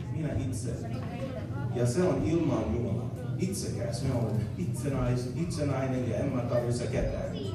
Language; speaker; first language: Finnish; non-native, learner; English